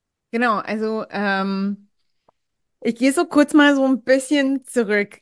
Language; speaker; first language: German; non-native, fluent; English